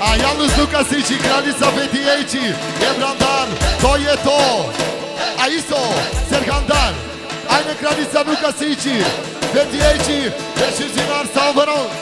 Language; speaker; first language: Turkish; non-native, local second language; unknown